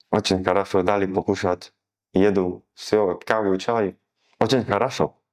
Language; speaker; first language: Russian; non-native, learner; Slovak